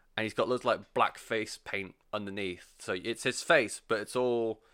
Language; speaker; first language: English; native; English